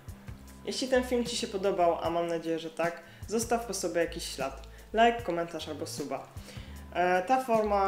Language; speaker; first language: Polish; native; Polish